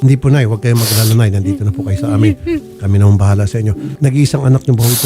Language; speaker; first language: Filipino; native; Filipino